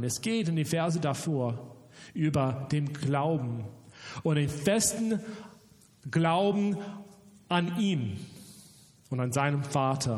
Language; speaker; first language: German; non-native, fluent; English